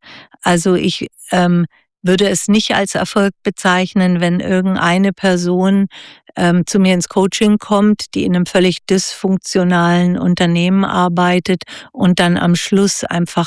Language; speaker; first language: German; native; German